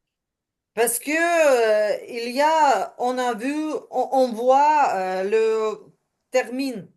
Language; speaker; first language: French; non-native, learner; Ukrainian